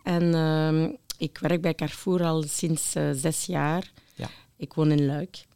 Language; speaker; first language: Dutch; non-native, local second language; French